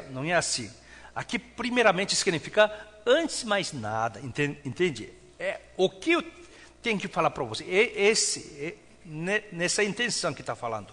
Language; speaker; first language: Portuguese; non-native, fluent; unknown